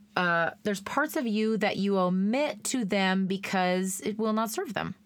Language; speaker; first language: English; native; English